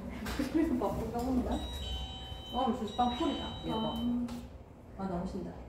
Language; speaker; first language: Korean; native; Korean